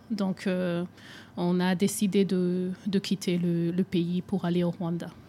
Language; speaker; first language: French; non-native, local second language; Rundi